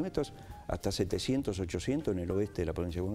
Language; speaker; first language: Spanish; native; Spanish